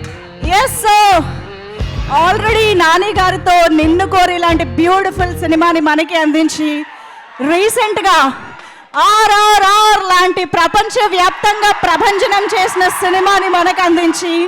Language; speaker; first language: Telugu; native; Telugu